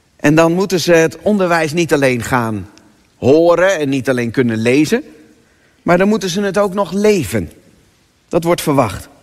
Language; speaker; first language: Dutch; native; Dutch